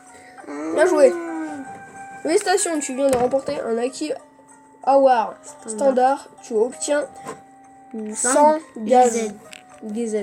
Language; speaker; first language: French; native; French